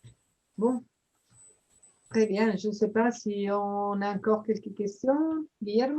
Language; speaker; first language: French; non-native, fluent; Spanish